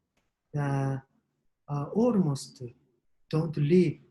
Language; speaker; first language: English; non-native, learner; Japanese